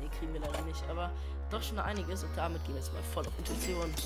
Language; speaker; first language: German; native; German